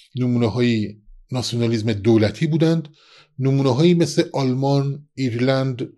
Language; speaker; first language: Persian; non-native, local second language; Kurdish